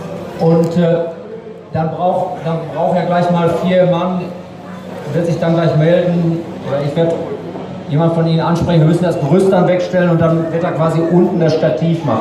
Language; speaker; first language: German; native; German